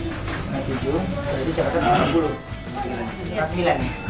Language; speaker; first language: Indonesian; native; Indonesian